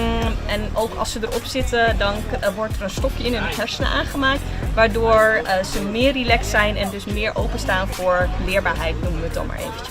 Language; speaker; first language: Dutch; native; Dutch